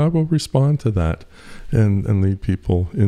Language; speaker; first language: English; native; English